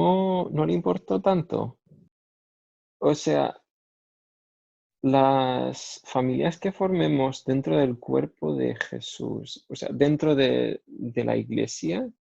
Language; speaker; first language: Spanish; non-native, fluent; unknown